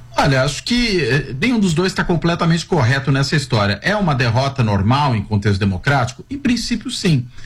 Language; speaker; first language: Portuguese; native; Portuguese